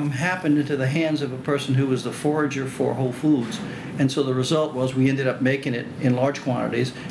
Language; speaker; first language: English; early bilingual, other home language; French